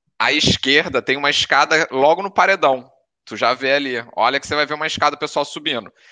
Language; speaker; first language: Portuguese; native; Portuguese